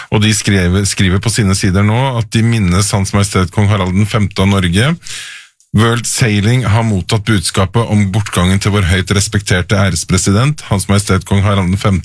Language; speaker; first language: Norwegian; native; Norwegian